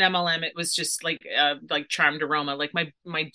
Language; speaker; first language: English; native; English